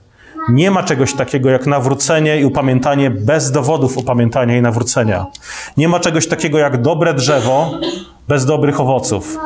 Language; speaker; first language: Polish; native; Polish